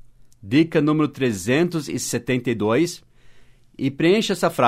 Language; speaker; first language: Portuguese; non-native, fluent; English